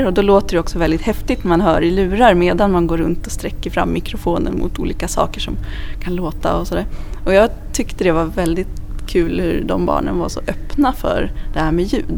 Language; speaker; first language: Swedish; native; Swedish